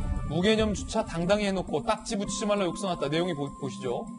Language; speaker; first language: Korean; native; Korean